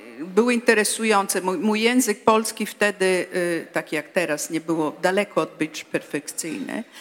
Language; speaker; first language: Polish; non-native, fluent; Italian